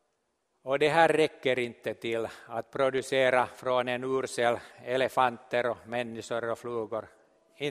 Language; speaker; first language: Swedish; non-native, local second language; Finnish